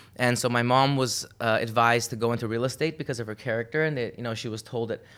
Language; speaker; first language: English; early bilingual, other home language; Armenian